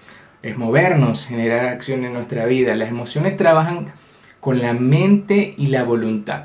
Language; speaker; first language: Spanish; native; Spanish